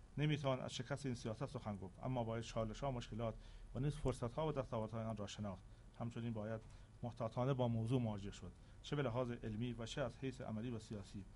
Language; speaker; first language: Persian; non-native, local second language; Central Kurdish